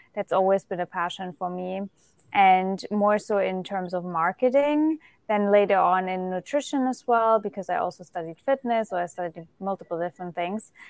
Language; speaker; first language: English; non-native, fluent; German